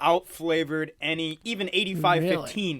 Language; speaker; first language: English; native; English